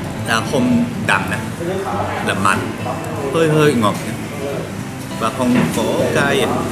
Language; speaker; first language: Vietnamese; non-native, learner; Japanese